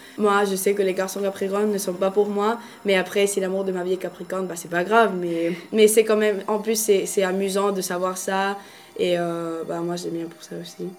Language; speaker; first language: French; non-native, fluent; Spanish